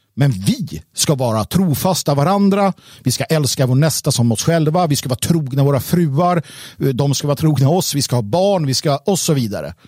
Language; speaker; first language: Swedish; native; Swedish